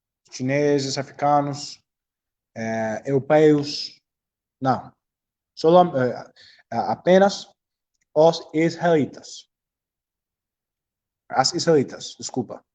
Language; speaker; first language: Portuguese; non-native, learner; English